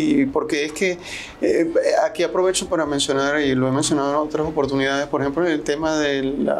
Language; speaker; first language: Spanish; native; Spanish